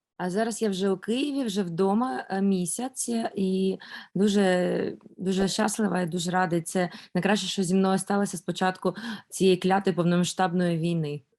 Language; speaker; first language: Ukrainian; non-native, local second language; Russian